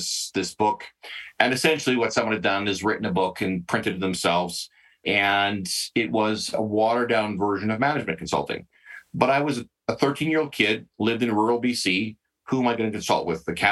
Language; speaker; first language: English; native; English